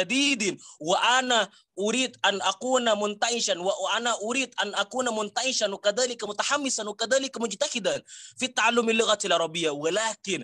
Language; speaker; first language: Arabic; non-native, fluent; Indonesian